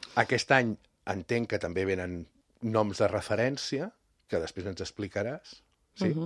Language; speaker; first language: Catalan; native; Catalan